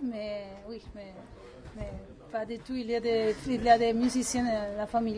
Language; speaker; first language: French; non-native, learner; Spanish